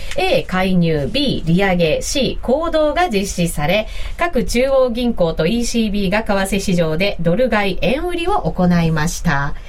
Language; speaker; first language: Japanese; native; Japanese